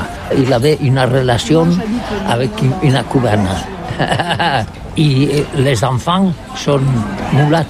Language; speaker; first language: French; non-native, learner; Catalan